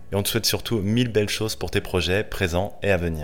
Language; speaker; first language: French; native; French